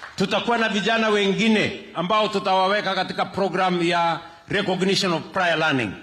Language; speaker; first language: Swahili; non-native, local second language; Kalenjin